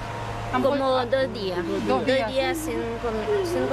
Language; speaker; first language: Spanish; non-native, learner; Haitian Creole